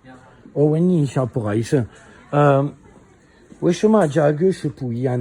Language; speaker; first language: Chinese; non-native, learner; French